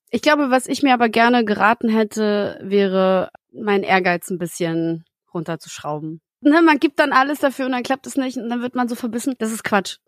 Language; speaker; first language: German; early bilingual, other home language; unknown